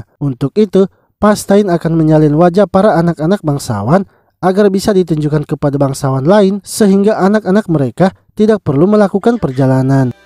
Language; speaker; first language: Indonesian; native; Indonesian